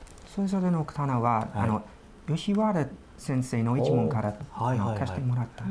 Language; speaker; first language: Japanese; non-native, fluent; English